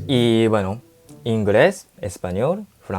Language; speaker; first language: Spanish; non-native, learner; Japanese